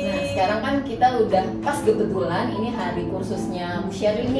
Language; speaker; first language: Indonesian; native; Indonesian